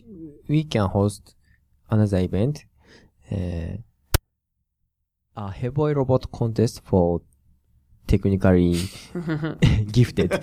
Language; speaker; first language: English; non-native, learner; Japanese